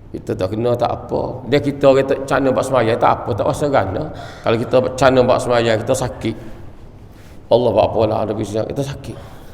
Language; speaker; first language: Malay; native; Malay